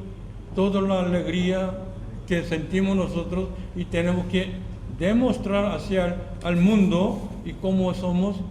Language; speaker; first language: Spanish; non-native, learner; Korean